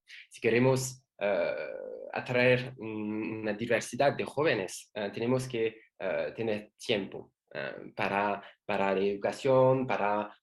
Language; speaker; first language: Spanish; non-native, learner; French